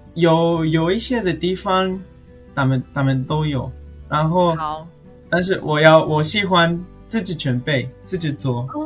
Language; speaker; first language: Chinese; non-native, learner; Spanish